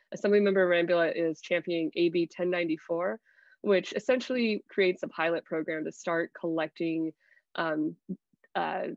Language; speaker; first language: English; native; English